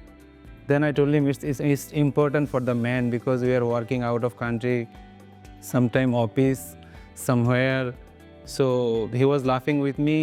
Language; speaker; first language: English; non-native, local second language; Bangla